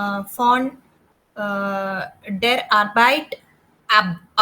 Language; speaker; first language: German; non-native, learner; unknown